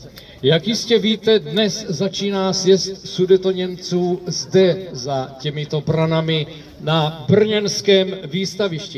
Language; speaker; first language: Czech; native; Czech